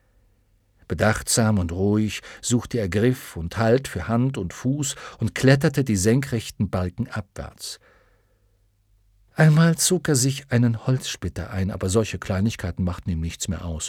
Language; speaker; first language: German; native; German